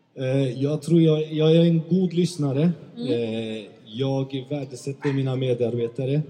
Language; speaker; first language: Swedish; early bilingual, other home language; Turkish